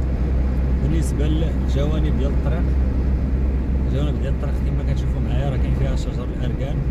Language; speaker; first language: Arabic; native; Arabic